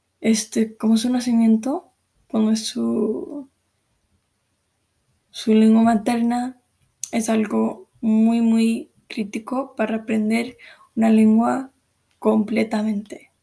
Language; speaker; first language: Spanish; early bilingual, heritage; Spanish